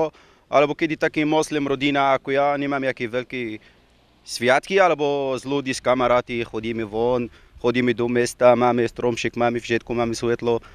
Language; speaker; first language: Slovak; non-native, learner; Arabic